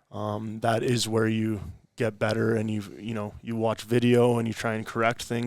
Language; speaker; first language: English; native; English